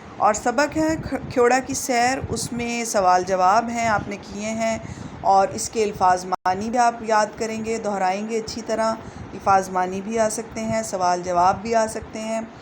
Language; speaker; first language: Urdu; native; Urdu